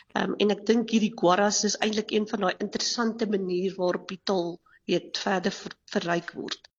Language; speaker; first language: Afrikaans; native; Afrikaans